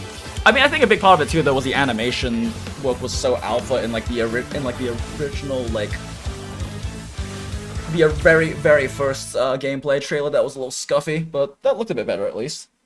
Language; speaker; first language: English; native; English